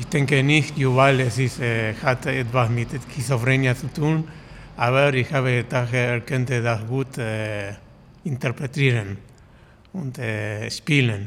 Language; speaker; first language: German; non-native, learner; Spanish